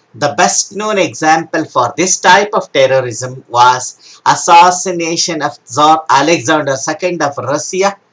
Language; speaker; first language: English; non-native, local second language; Kannada